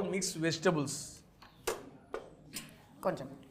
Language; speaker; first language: Telugu; native; Telugu